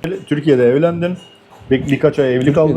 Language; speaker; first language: Turkish; native; Turkish